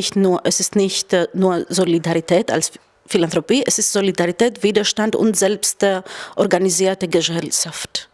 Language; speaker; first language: German; non-native, fluent; Greek